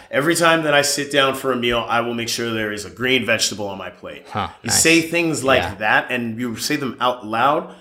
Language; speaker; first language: English; native; English